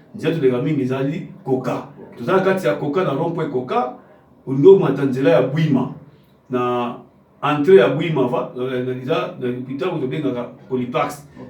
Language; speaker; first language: Lingala; non-native, local second language; Kongo